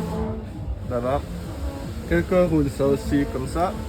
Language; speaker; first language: French; non-native, learner; German